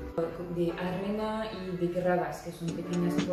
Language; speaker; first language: Spanish; non-native, fluent; French